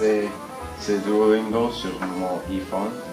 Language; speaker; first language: French; non-native, learner; English